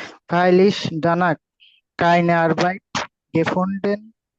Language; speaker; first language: German; non-native, learner; Bangla